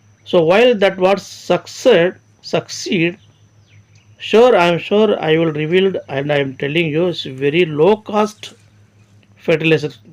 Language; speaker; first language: English; non-native, local second language; Tamil